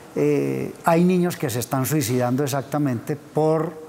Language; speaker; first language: Spanish; native; Spanish